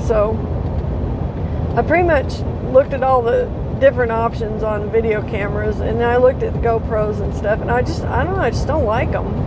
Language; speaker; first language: English; native; English